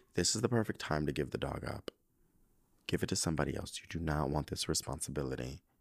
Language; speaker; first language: English; native; English